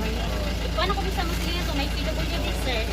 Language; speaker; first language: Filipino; non-native, local second language; Cebuano